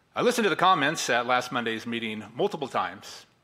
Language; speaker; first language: English; native; English